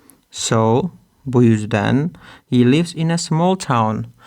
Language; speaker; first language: English; non-native, fluent; Turkish